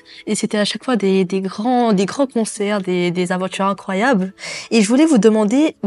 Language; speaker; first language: French; native; French